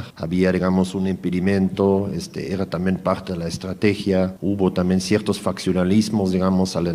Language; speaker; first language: Spanish; native; Spanish